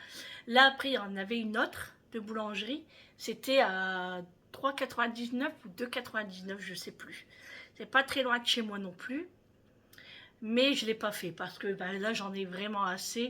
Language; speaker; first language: French; native; French